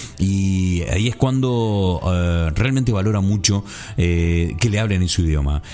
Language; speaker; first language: Spanish; native; Spanish